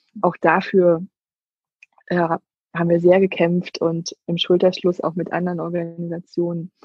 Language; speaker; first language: German; native; German